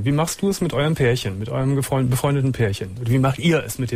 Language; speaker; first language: German; native; German